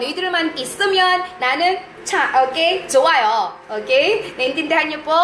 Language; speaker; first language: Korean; non-native, fluent; Iloko